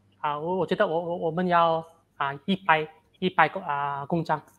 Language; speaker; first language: Chinese; non-native, learner; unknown